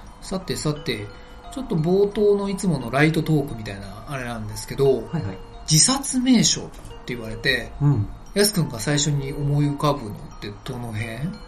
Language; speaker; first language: Japanese; native; Japanese